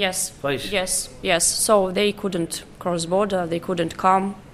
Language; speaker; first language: English; non-native, fluent; Ukrainian